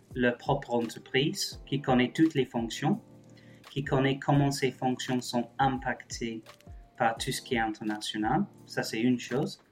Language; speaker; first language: French; non-native, fluent; English